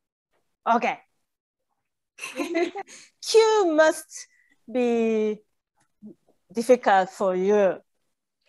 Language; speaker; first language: English; non-native, learner; Japanese